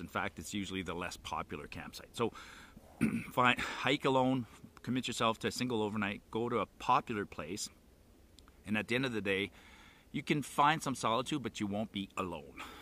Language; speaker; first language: English; non-native, local second language; French